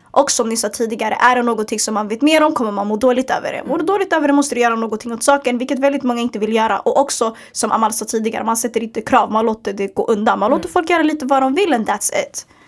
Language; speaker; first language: Swedish; early bilingual, other home language; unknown